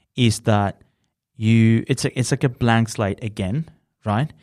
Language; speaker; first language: English; non-native, fluent; Spanish